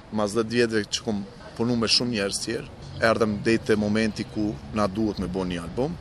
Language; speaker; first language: Albanian; non-native, local second language; Romany